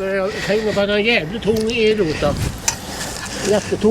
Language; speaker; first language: Swedish; native; Swedish